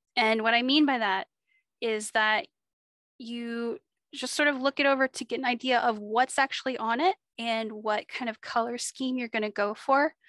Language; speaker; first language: English; native; English